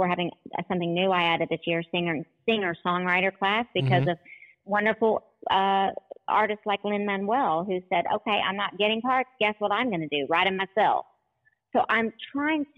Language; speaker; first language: English; native; English